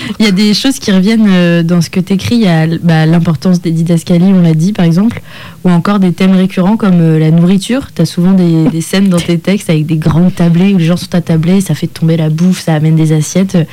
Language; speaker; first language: French; native; French